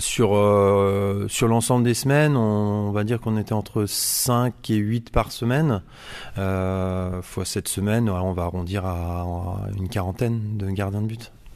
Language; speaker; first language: French; native; French